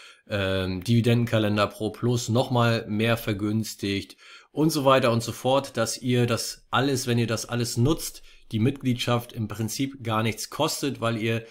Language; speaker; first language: German; native; German